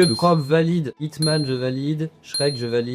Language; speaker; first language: French; native; French